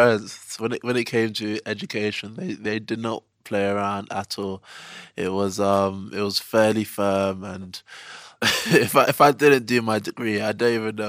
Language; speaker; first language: English; native; English